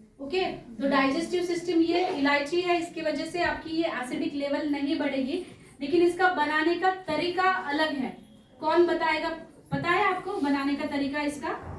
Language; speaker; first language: Hindi; non-native, local second language; Marathi